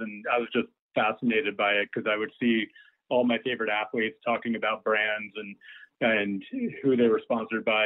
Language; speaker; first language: English; native; English